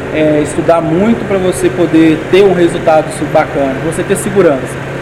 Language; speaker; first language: Portuguese; native; Portuguese